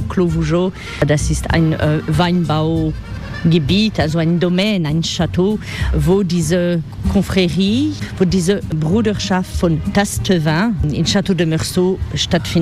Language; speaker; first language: German; non-native, fluent; French